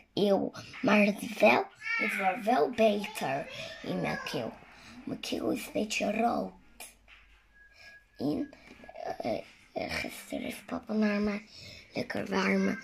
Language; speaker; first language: Dutch; early bilingual, other home language; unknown